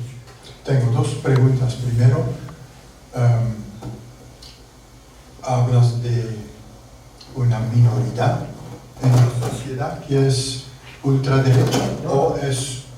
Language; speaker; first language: Spanish; non-native, learner; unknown